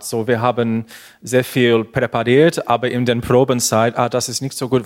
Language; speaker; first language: German; non-native, learner; English